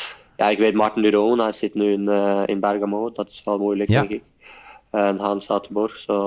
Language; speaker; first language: Dutch; non-native, fluent; Norwegian